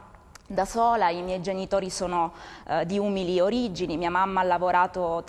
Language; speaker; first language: Italian; native; Italian